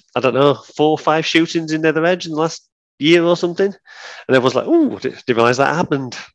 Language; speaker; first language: English; native; English